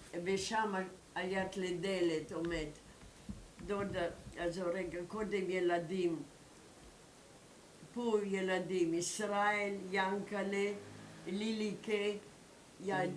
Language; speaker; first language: Hebrew; non-native, learner; German